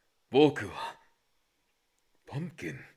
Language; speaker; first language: Japanese; non-native, learner; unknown